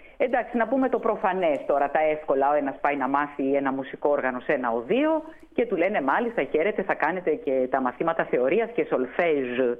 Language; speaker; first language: Greek; native; Greek